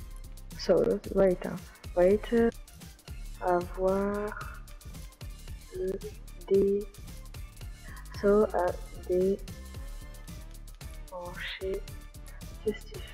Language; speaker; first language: English; non-native, learner; French